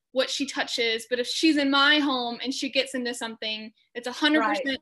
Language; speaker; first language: English; native; English